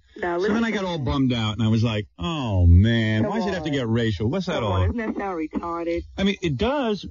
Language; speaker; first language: English; native; English